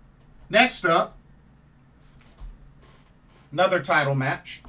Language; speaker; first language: English; native; English